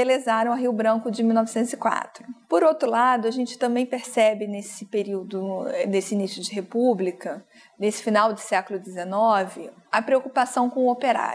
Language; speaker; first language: Portuguese; native; Portuguese